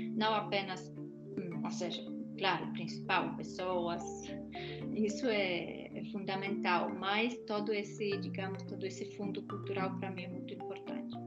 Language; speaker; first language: Portuguese; non-native, fluent; Polish